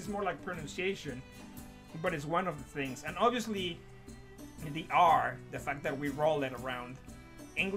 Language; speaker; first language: English; non-native, fluent; Spanish